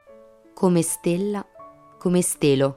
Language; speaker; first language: Italian; native; Italian